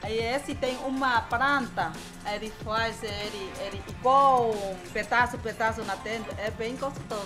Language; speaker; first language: Portuguese; non-native, learner; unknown